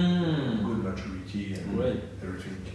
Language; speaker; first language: English; non-native, learner; French